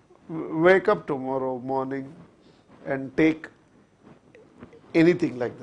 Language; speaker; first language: English; non-native, local second language; Tamil